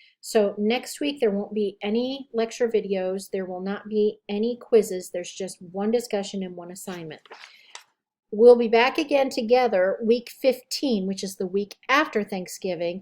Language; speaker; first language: English; native; English